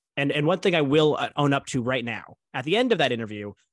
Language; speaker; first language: English; native; English